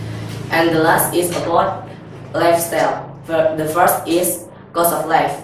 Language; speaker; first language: English; non-native, learner; Indonesian